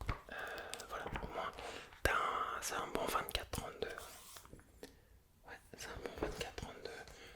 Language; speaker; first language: French; native; French